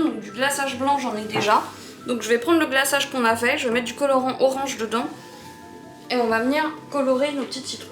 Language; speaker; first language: French; native; French